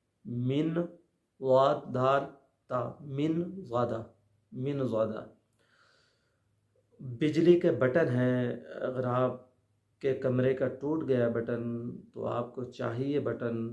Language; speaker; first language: Urdu; native; Urdu